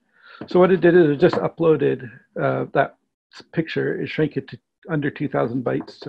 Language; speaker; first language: English; native; English